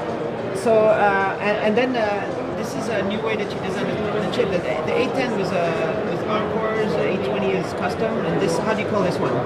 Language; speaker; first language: English; non-native, fluent; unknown